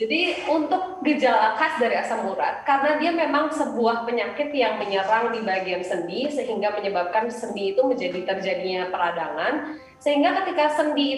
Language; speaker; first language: Indonesian; native; Indonesian